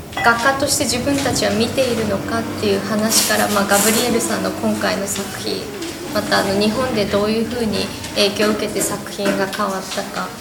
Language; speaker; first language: Japanese; native; Japanese